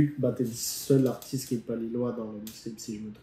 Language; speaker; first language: French; native; French